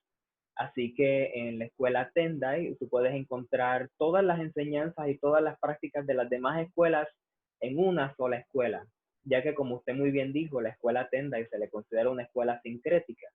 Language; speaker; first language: Spanish; native; Spanish